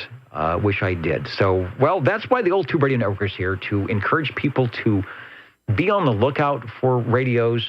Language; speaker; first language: English; native; English